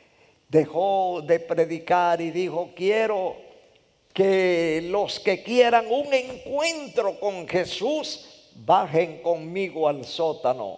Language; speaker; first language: Spanish; native; Spanish